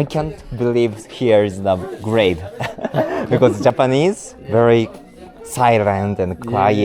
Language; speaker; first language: English; non-native, learner; Japanese